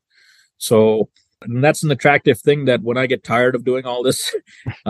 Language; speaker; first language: English; native; English